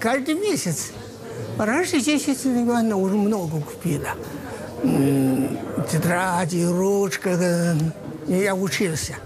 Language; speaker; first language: Russian; non-native, learner; Chinese